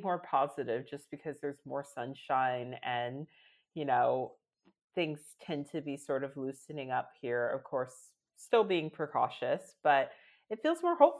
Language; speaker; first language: English; native; English